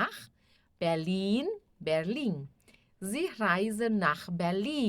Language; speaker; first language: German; non-native, fluent; Portuguese